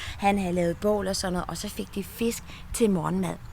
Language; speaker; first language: Danish; native; Danish